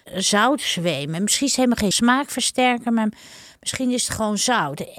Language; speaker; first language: Dutch; early bilingual, other home language; Indonesian